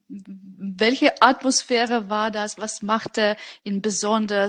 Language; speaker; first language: German; non-native, fluent; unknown